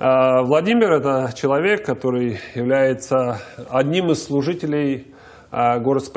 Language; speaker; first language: Russian; native; Russian